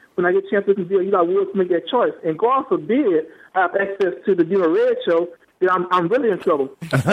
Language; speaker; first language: English; native; English